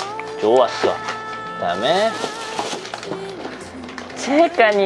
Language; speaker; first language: Korean; native; Korean